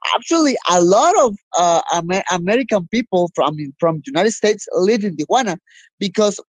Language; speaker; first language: English; non-native, learner; Spanish